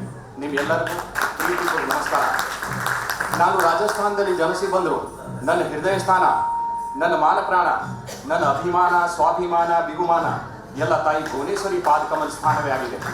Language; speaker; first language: Kannada; non-native, fluent; Hindi